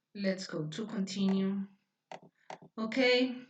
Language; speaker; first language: English; non-native, fluent; Spanish